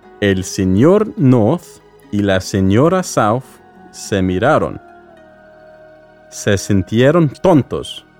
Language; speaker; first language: Spanish; non-native, fluent; English